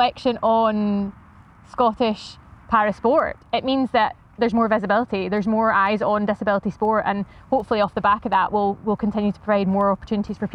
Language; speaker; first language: English; native; English